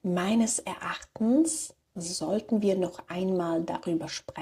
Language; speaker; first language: German; non-native, fluent; Slovak